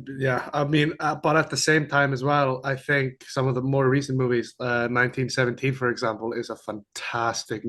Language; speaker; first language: English; non-native, fluent; Icelandic